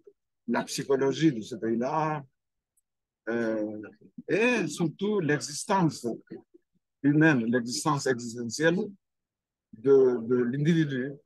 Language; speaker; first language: French; non-native, fluent; Albanian